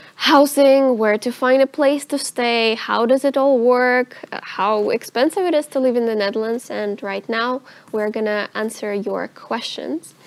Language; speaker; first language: English; non-native, fluent; Russian